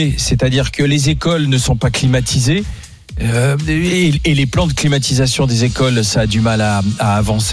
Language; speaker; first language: French; native; French